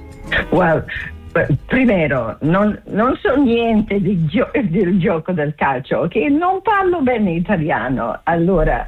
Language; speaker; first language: Italian; non-native, learner; English